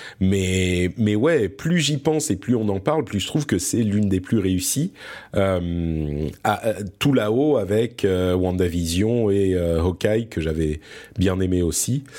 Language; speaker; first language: French; early bilingual, other home language; Arabic